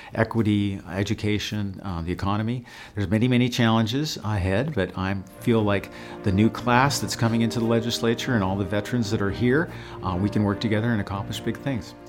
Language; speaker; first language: English; native; English